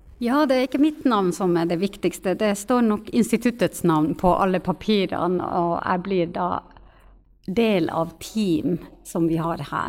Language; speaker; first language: Norwegian; non-native, fluent; Finnish